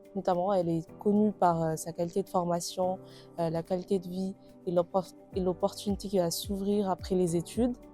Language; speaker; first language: French; non-native, local second language; Malagasy